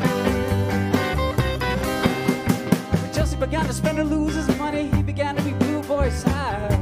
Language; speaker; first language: English; early bilingual, heritage; English